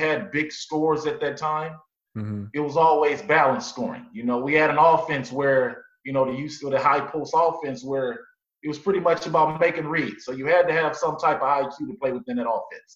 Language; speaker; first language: English; native; English